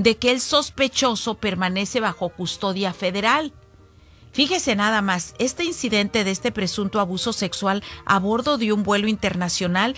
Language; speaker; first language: Spanish; native; Spanish